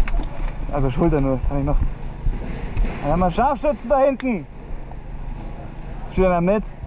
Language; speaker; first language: German; native; German